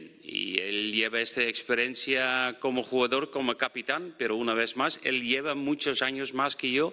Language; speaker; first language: Spanish; non-native, fluent; Dutch